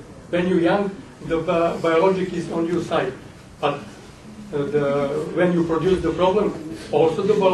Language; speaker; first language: English; non-native, fluent; Serbian